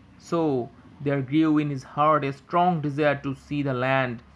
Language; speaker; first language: English; non-native, local second language; Bangla